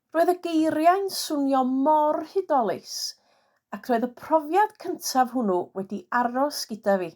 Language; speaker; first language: Welsh; non-native, fluent; English